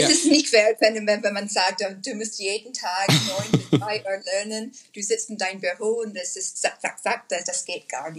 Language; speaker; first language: German; non-native, learner; English